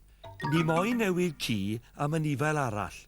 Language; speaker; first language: Welsh; native; Welsh